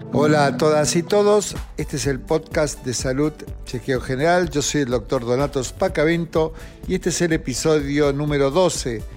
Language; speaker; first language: Spanish; native; Spanish